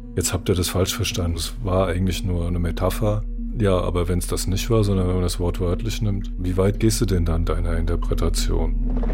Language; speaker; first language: German; native; German